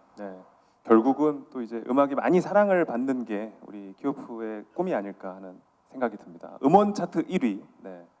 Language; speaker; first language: Korean; native; Korean